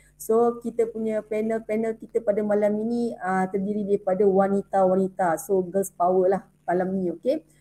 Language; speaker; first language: Malay; native; Malay